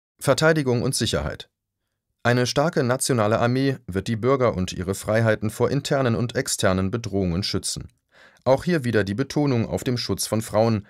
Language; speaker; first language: German; native; German